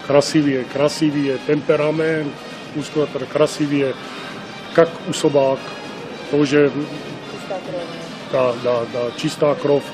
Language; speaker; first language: Russian; non-native, learner; Czech